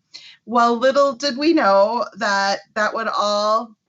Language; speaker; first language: English; native; English